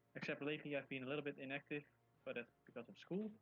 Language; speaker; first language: English; non-native, fluent; Dutch